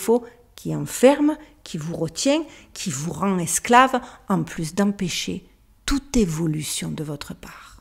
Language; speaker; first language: French; native; French